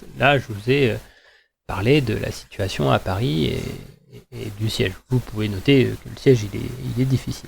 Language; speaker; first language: French; native; French